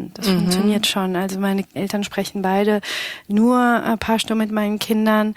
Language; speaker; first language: German; early bilingual, other home language; Pashto